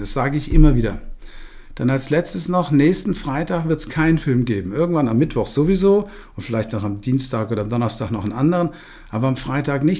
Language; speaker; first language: German; native; German